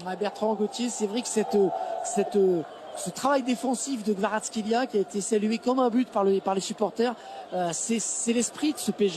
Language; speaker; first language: French; native; French